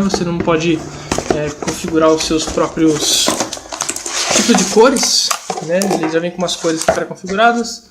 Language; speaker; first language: Portuguese; native; Portuguese